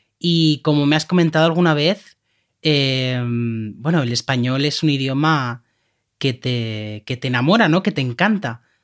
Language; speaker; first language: Spanish; native; Spanish